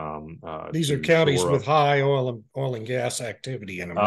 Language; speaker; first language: English; native; English